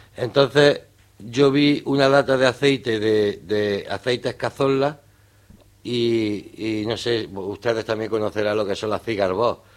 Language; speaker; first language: Spanish; native; Spanish